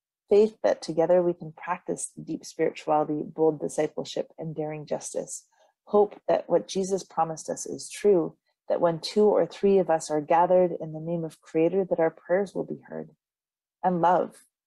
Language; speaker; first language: English; native; English